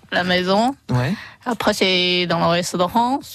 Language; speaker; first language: French; non-native, learner; Chinese